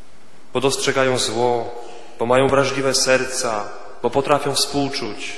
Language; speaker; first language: Polish; native; Polish